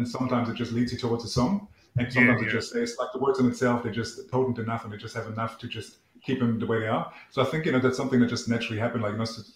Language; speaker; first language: English; non-native, fluent; German